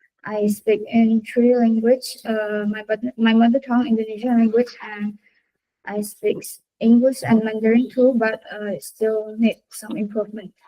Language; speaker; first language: English; non-native, learner; Indonesian